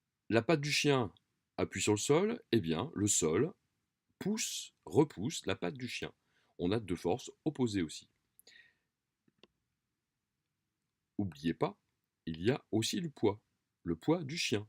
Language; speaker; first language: French; native; French